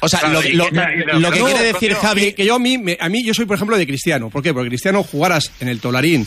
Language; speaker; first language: Spanish; native; Spanish